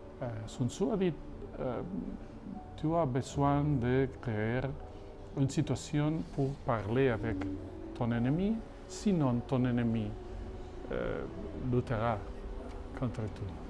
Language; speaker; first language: French; non-native, fluent; Catalan